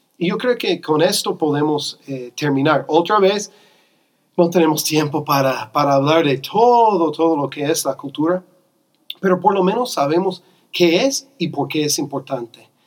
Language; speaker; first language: Spanish; non-native, fluent; English